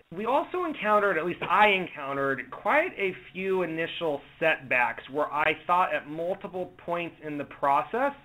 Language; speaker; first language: English; native; English